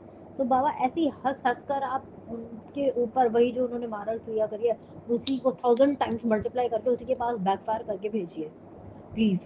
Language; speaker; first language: Hindi; native; Hindi